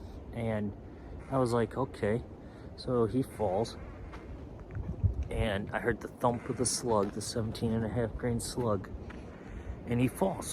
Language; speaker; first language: English; native; English